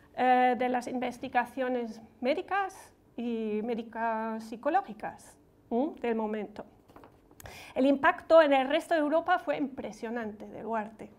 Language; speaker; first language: Spanish; non-native, fluent; German